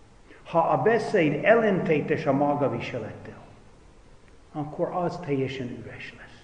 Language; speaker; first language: Hungarian; non-native, fluent; English